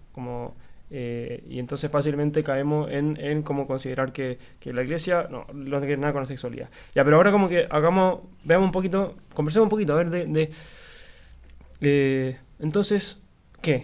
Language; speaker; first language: Spanish; native; Spanish